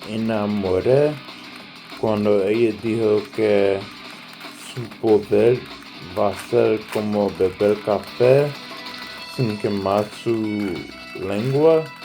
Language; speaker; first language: Spanish; non-native, learner; English